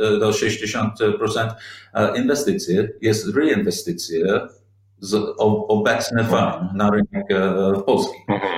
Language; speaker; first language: Polish; non-native, learner; English